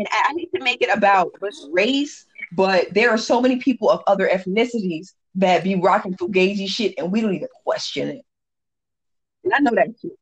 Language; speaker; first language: English; native; English